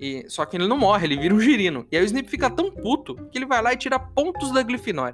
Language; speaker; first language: Portuguese; native; Portuguese